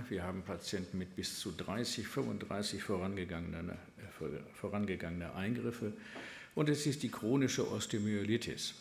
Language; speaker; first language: German; native; German